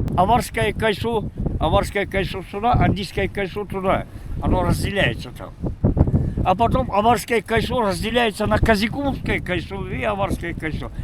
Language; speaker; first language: Russian; non-native, local second language; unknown